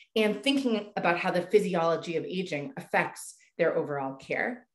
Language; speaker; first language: English; native; English